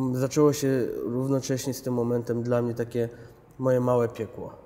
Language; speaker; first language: Polish; early bilingual, other home language; Chechen